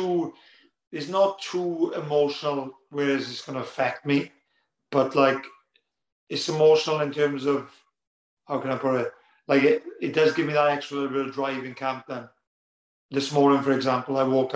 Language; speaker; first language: English; native; English